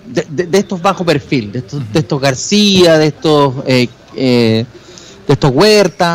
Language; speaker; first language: Spanish; native; Spanish